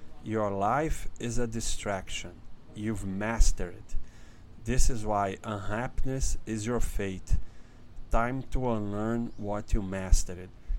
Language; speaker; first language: English; non-native, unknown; Portuguese